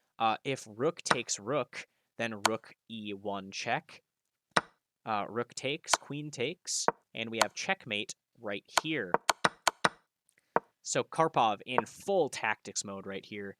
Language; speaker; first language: English; native; English